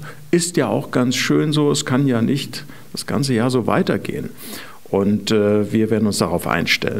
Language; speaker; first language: German; native; German